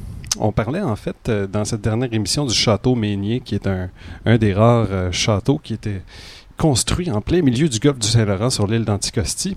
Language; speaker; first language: French; native; French